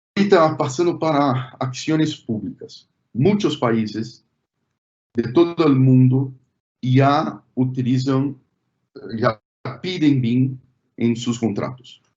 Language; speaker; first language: Spanish; non-native, fluent; Portuguese